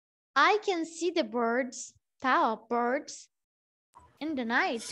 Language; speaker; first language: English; non-native, learner; Portuguese